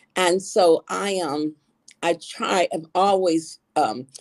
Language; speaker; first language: English; native; English